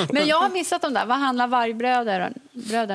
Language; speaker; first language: Swedish; native; Swedish